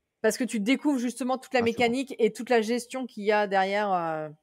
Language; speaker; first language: French; native; French